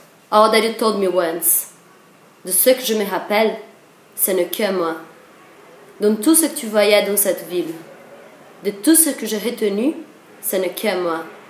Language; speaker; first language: French; non-native, fluent; Portuguese